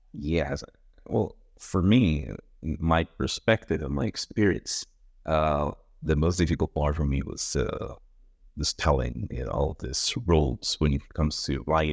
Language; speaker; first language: English; non-native, fluent; Spanish